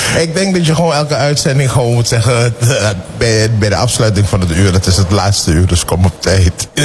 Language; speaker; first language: Dutch; native; Dutch